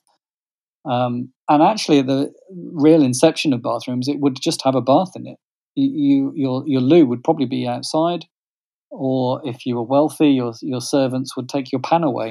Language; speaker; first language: English; native; English